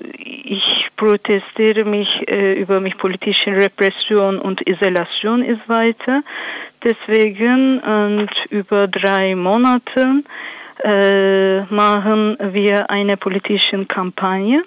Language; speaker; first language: German; non-native, learner; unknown